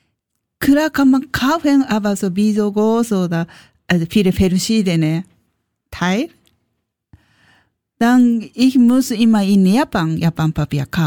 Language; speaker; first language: German; non-native, learner; Japanese